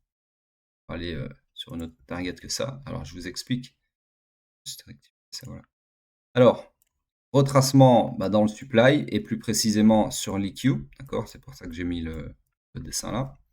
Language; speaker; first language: French; native; French